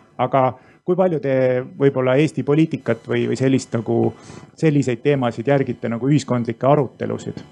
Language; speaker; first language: Estonian; native; Estonian